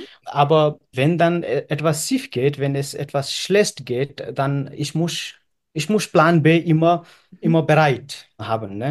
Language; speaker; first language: German; non-native, fluent; Nepali